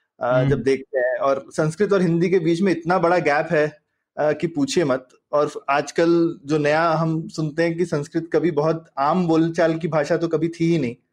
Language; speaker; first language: Hindi; native; Hindi